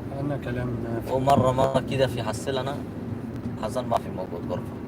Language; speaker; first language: Arabic; non-native, learner; Bangla